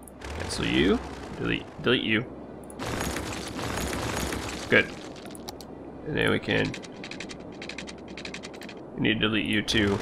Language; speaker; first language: English; native; English